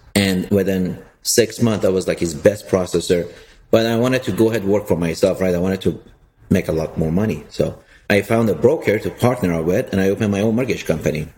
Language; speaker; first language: English; early bilingual, other home language; Persian